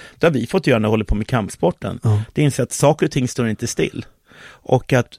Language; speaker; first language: Swedish; early bilingual, other home language; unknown